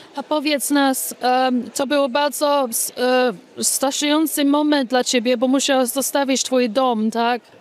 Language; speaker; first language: Polish; early bilingual, heritage; English